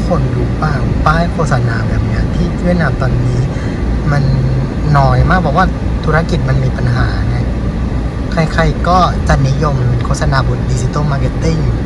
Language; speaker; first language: Thai; non-native, fluent; Vietnamese